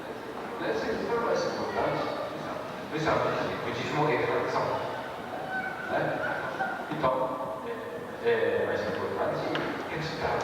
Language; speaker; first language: Portuguese; non-native, learner; Japanese